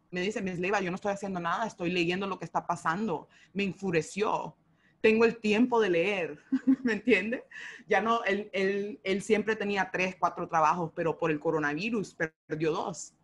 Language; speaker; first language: Spanish; early bilingual, heritage; Spanish